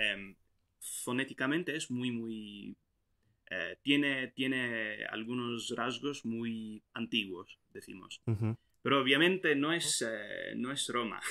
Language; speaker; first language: Spanish; non-native, fluent; English